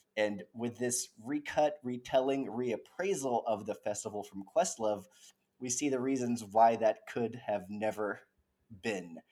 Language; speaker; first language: English; native; English